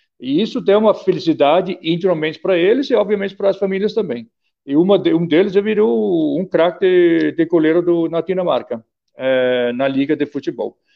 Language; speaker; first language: Portuguese; non-native, fluent; Danish